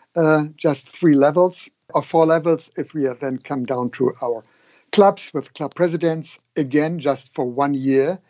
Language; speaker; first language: English; non-native, fluent; German